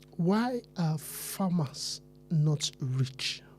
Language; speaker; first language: English; non-native, local second language; Yoruba